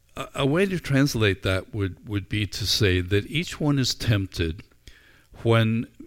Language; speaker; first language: English; native; English